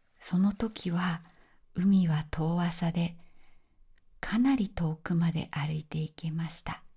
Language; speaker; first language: Japanese; native; Japanese